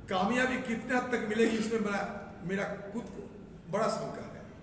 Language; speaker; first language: Hindi; non-native, local second language; Bangla